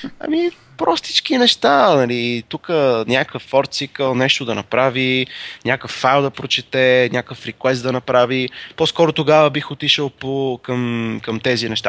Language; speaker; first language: Bulgarian; native; Bulgarian